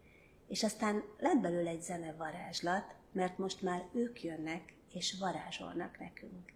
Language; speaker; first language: Hungarian; native; Hungarian